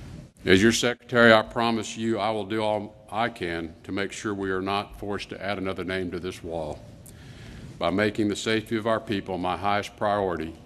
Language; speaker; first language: English; native; English